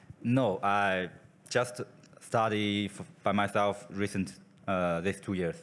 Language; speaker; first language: English; non-native, learner; Chinese